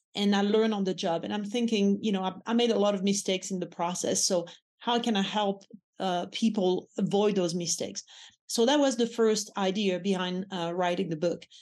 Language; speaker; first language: English; non-native, fluent; French